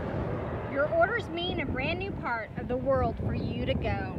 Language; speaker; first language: English; native; English